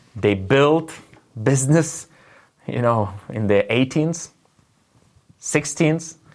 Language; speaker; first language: English; non-native, fluent; Lithuanian